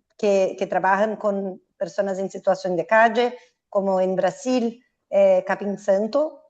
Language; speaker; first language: Spanish; non-native, fluent; Portuguese